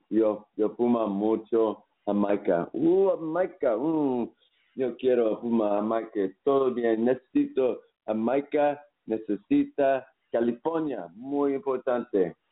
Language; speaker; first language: Spanish; non-native, learner; English